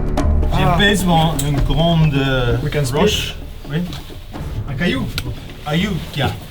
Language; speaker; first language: French; non-native, learner; English